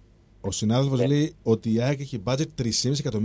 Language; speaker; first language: Greek; native; Greek